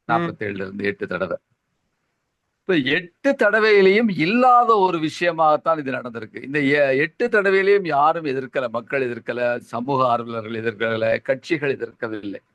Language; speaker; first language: Tamil; native; Tamil